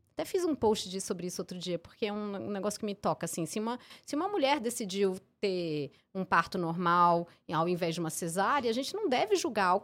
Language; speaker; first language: Portuguese; early bilingual, heritage; English